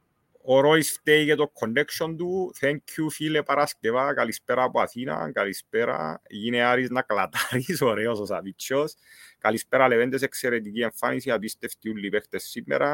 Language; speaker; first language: Greek; native; Greek